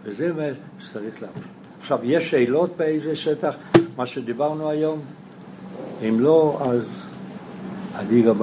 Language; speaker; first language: Hebrew; non-native, fluent; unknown